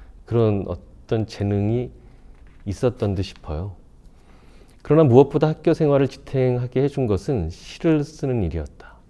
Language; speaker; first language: Korean; native; Korean